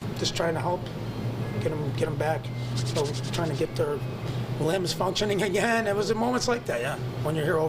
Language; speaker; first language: English; native; English